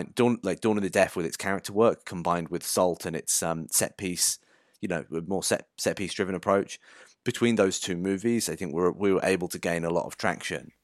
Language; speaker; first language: English; native; English